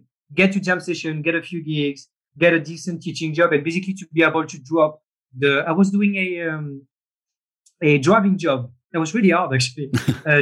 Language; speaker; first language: English; non-native, fluent; French